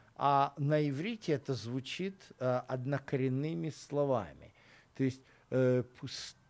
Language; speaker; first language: Russian; native; Russian